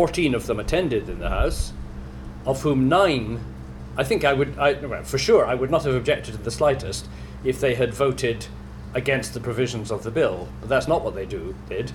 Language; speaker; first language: English; native; English